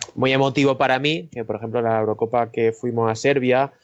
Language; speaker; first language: Spanish; native; Spanish